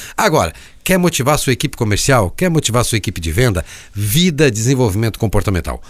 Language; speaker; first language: Portuguese; native; Portuguese